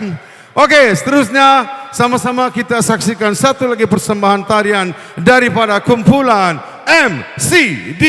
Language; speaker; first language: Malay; non-native, local second language; Tamil